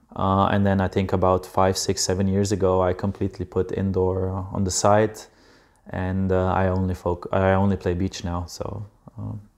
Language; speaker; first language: English; non-native, fluent; Slovenian